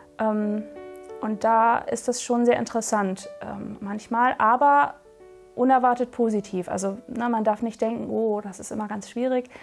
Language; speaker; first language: German; native; German